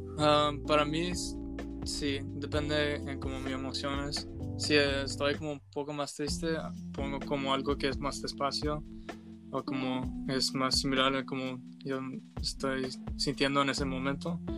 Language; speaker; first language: Spanish; early bilingual, heritage; Spanish